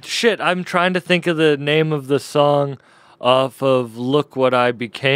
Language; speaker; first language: English; native; English